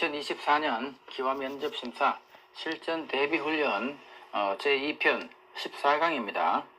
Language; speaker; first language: Korean; native; Korean